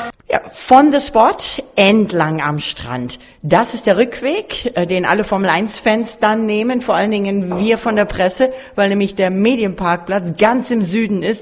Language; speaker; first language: German; native; German